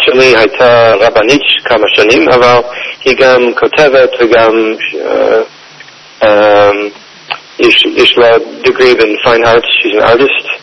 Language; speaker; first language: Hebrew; non-native, fluent; English